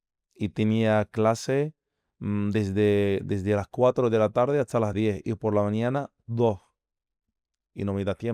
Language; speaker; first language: Spanish; non-native, fluent; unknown